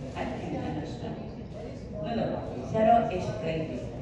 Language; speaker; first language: English; non-native, learner; Burmese